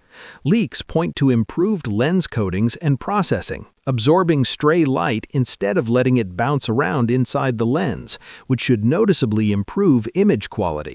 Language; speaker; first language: English; native; English